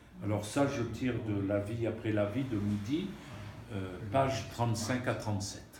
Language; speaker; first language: French; native; French